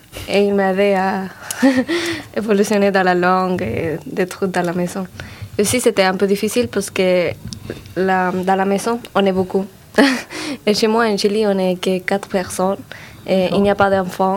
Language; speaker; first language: French; non-native, learner; Spanish